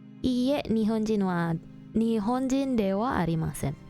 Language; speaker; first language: Japanese; non-native, learner; Indonesian